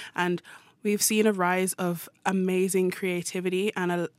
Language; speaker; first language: English; native; English